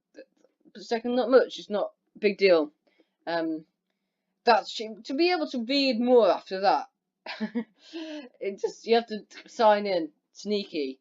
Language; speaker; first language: English; native; English